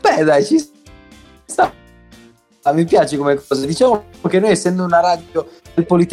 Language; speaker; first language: Italian; native; Italian